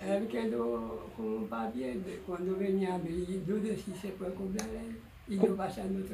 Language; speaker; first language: Spanish; non-native, learner; Haitian Creole